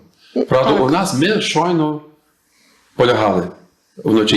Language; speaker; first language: Ukrainian; early bilingual, heritage; English